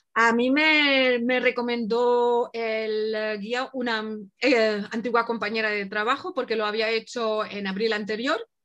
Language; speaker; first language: Spanish; early bilingual, other home language; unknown